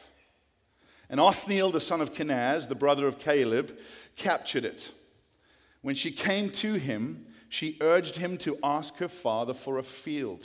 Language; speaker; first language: English; native; English